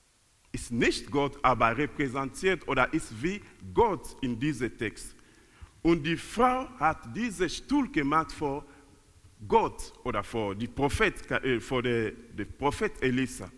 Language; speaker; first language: German; non-native, learner; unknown